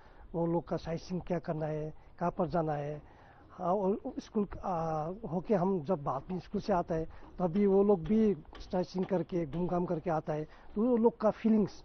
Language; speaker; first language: Hindi; non-native, local second language; Nepali